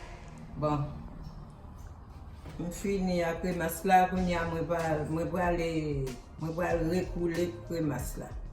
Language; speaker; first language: French; non-native, learner; Haitian Creole